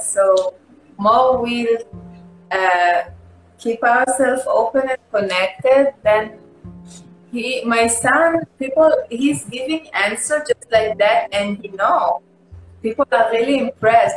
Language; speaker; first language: English; non-native, learner; Hebrew